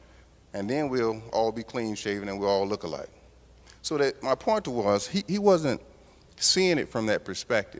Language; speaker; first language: English; native; English